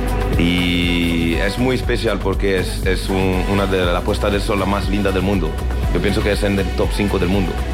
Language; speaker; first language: Spanish; non-native, learner; French